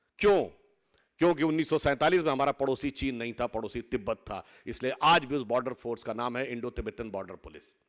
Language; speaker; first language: Hindi; native; Hindi